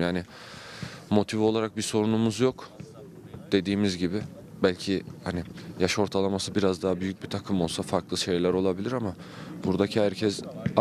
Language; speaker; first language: Turkish; native; Turkish